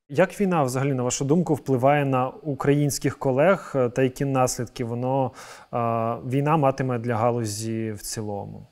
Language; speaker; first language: Ukrainian; native; Ukrainian